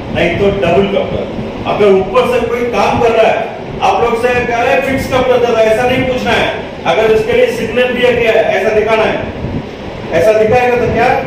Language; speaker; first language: Hindi; non-native, local second language; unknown